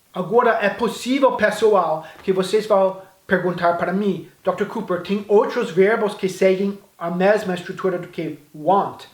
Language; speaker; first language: Portuguese; non-native, fluent; English